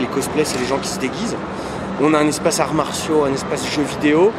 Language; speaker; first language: French; native; French